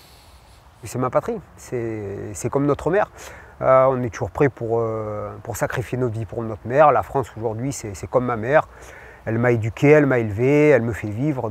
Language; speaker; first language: French; native; French